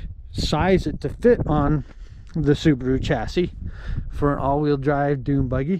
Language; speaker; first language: English; native; English